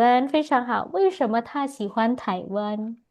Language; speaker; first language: Chinese; non-native, fluent; Indonesian